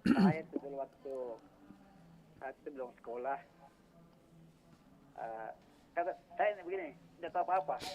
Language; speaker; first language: Indonesian; non-native, local second language; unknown